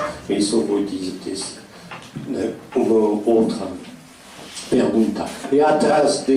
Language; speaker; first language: Portuguese; non-native, fluent; French